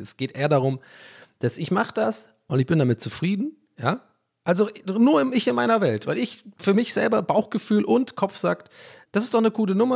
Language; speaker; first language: German; native; German